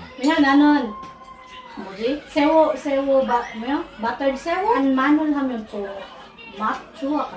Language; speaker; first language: Korean; non-native, learner; Filipino